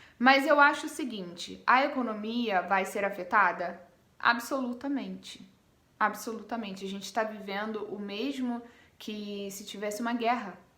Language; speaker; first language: Portuguese; native; Portuguese